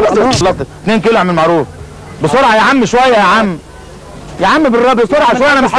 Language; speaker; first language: Arabic; native; Arabic